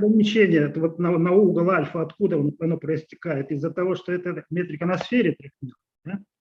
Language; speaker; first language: Russian; native; Russian